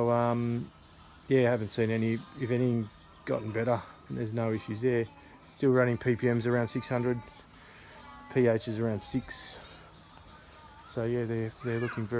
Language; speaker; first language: English; native; English